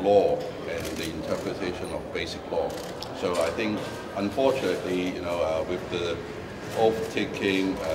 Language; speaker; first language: English; non-native, local second language; Chinese